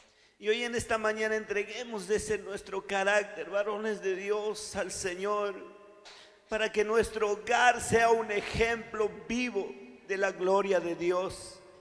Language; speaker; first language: Spanish; native; Spanish